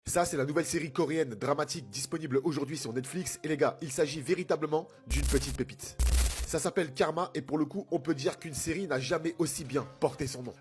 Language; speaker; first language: French; native; French